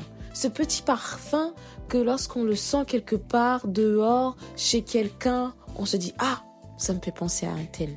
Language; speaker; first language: French; native; French